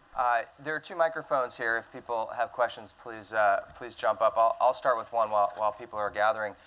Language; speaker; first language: English; native; English